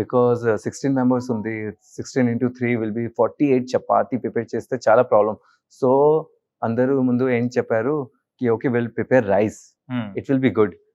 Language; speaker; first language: Telugu; non-native, local second language; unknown